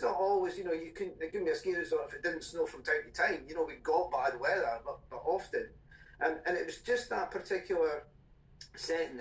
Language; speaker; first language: English; native; English